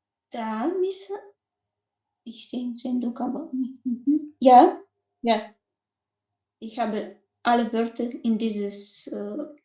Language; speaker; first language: German; non-native, learner; Macedonian